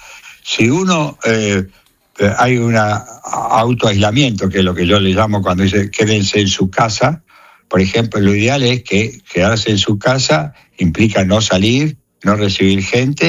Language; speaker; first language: Spanish; native; Spanish